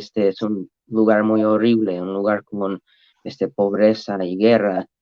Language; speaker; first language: Spanish; early bilingual, other home language; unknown